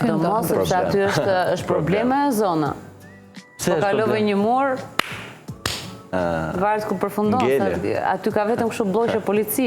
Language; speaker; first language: Albanian; native; Albanian